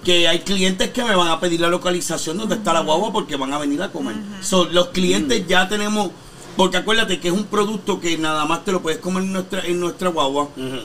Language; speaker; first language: Spanish; native; Spanish